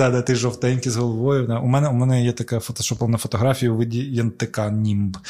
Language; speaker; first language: Ukrainian; non-native, local second language; Russian